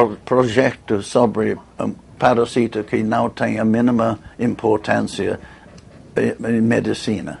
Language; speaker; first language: Portuguese; non-native, fluent; English